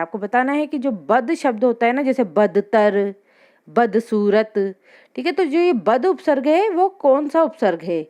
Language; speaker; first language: Hindi; native; Hindi